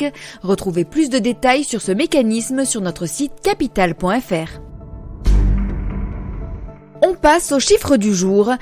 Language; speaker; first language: French; native; French